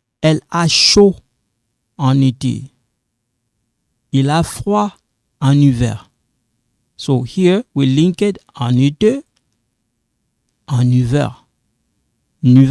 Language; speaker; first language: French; non-native, local second language; Lingala